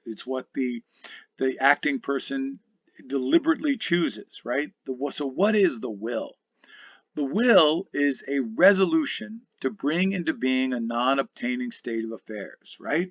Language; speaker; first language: English; native; English